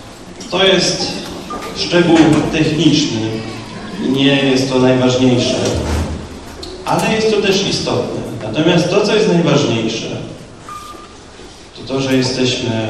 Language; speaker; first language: Polish; native; Polish